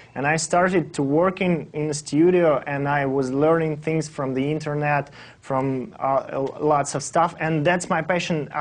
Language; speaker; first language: English; non-native, fluent; Russian